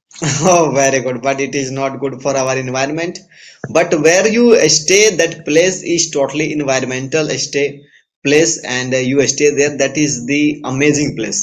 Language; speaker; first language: English; non-native, fluent; Hindi